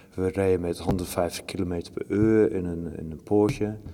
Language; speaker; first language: Dutch; non-native, fluent; English